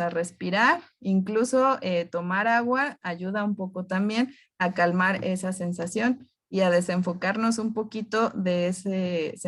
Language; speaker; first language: Spanish; native; Spanish